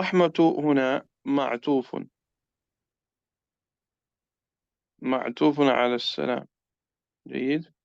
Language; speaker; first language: Arabic; non-native, fluent; Urdu